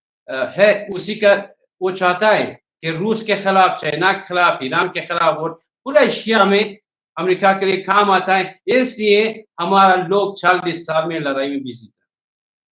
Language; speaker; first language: Hindi; non-native, learner; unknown